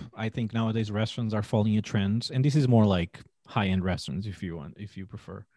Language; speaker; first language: English; non-native, fluent; Portuguese